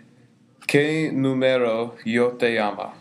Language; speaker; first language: Spanish; non-native, learner; English